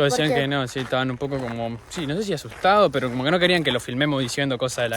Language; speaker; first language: Spanish; native; Spanish